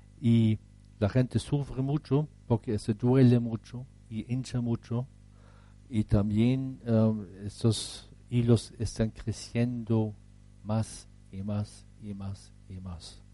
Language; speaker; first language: Spanish; non-native, fluent; German